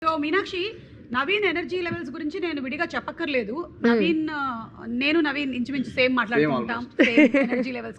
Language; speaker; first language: Telugu; native; Telugu